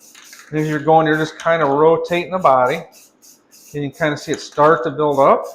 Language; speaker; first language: English; native; English